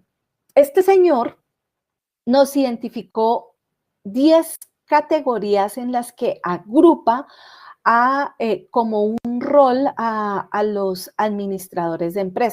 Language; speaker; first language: Spanish; native; Spanish